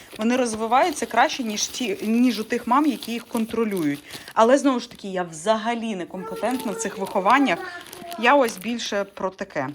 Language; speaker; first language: Ukrainian; non-native, local second language; Russian